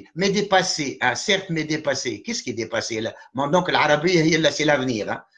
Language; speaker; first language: French; non-native, local second language; Arabic